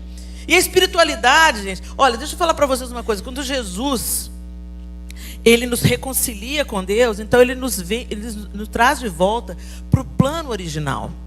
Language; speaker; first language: Portuguese; native; Portuguese